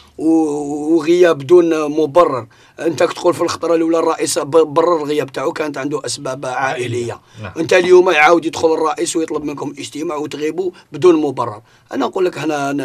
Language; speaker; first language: Arabic; native; Arabic